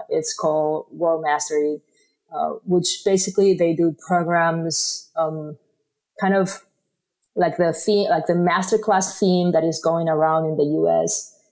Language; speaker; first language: English; non-native, fluent; Spanish